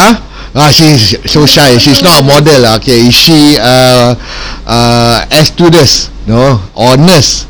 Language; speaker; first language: English; non-native, local second language; Malay